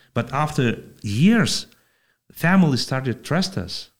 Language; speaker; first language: English; non-native, fluent; Lithuanian